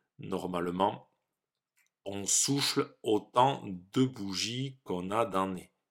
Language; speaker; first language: French; native; French